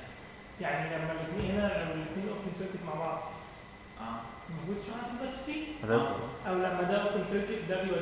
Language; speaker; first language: Arabic; native; Arabic